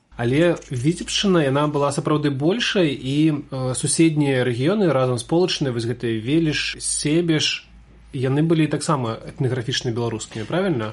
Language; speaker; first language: Belarusian; native; Belarusian